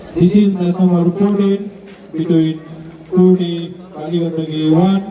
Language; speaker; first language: English; non-native, local second language; Nepali